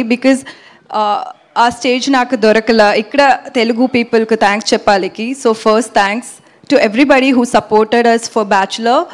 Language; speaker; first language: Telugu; non-native, learner; Tamil